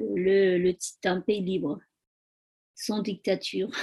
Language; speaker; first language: French; non-native, fluent; Chinese